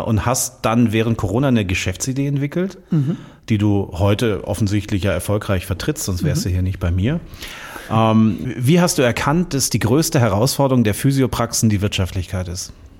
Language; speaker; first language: German; native; German